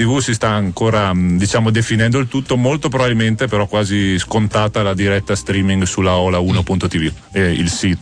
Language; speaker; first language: Italian; native; Italian